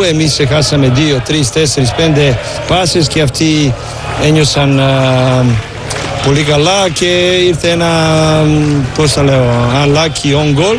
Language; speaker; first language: Greek; non-native, learner; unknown